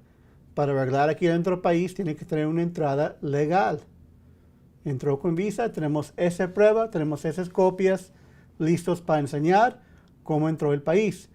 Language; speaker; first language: Spanish; early bilingual, heritage; English